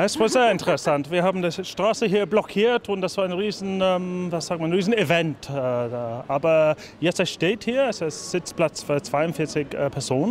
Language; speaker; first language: German; non-native, fluent; English